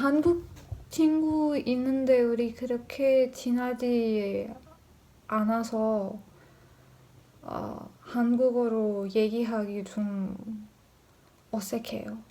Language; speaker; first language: Korean; non-native, learner; English